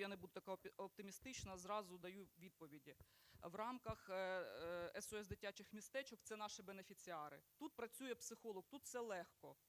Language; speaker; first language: Ukrainian; native; Ukrainian